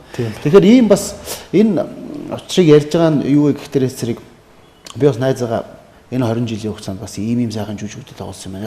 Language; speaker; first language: Mongolian; native; Mongolian